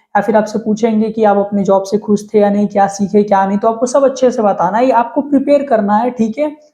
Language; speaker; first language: Hindi; native; Hindi